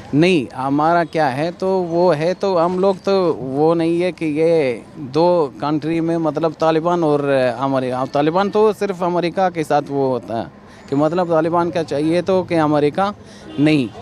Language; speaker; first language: Hindi; non-native, learner; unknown